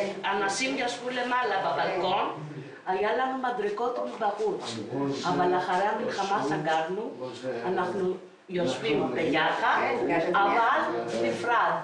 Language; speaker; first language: Hebrew; non-native, fluent; Greek